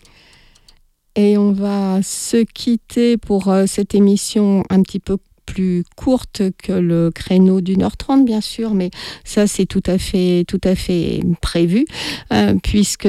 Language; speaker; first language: French; native; French